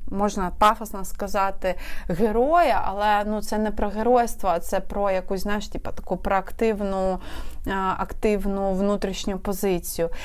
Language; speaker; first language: Ukrainian; non-native, local second language; Russian